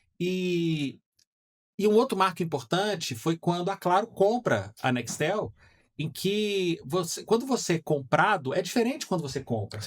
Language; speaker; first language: Portuguese; native; Portuguese